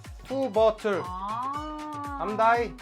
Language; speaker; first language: English; non-native, learner; Korean